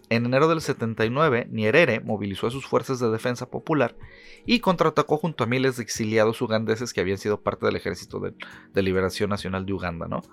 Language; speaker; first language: Spanish; native; Spanish